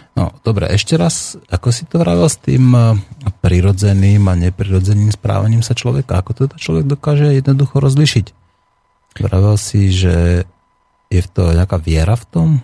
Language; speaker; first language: Slovak; native; Slovak